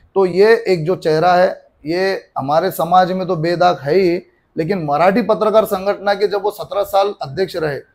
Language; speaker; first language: Hindi; non-native, local second language; Marathi